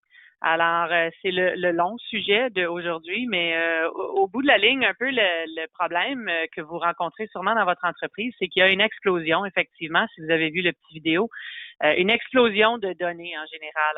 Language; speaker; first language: French; native; French